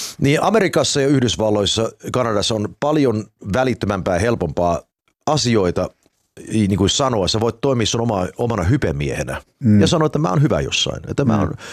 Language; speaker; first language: Finnish; early bilingual, heritage; Finnish